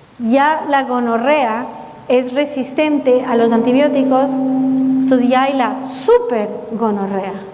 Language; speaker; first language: Spanish; early bilingual, heritage; Spanish